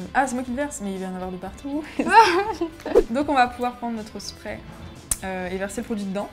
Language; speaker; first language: French; native; French